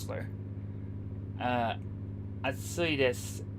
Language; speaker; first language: Japanese; non-native, learner; English